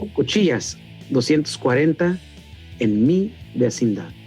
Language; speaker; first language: Spanish; early bilingual, heritage; Spanish